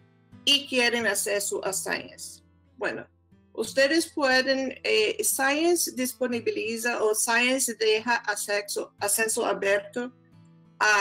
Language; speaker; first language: Spanish; non-native, fluent; Portuguese